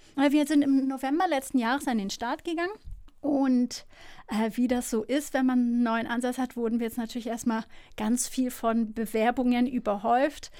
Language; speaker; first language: German; early bilingual, other home language; Turkish